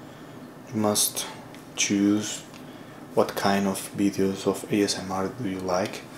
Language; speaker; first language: English; non-native, learner; Spanish